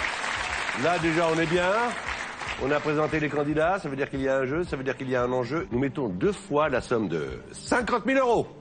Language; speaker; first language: French; native; French